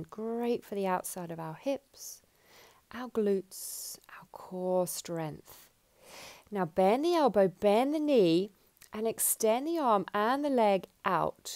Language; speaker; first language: English; native; English